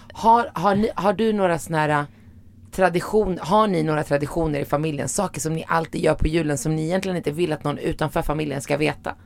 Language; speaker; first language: Swedish; early bilingual, other home language; Arabic